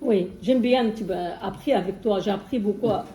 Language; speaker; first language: French; non-native, fluent; Arabic